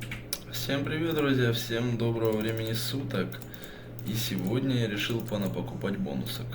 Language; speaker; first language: Russian; native; Russian